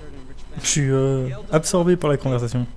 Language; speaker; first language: French; native; French